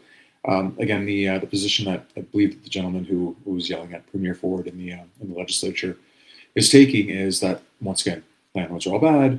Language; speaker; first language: English; native; English